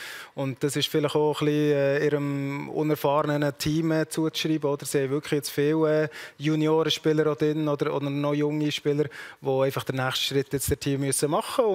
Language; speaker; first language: German; native; German